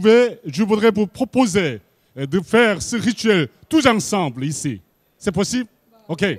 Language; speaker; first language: French; non-native, learner; Korean